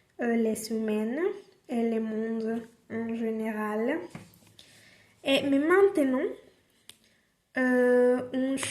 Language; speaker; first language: French; non-native, learner; Spanish